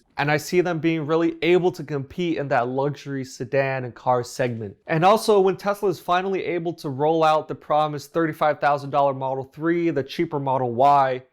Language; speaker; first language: English; native; English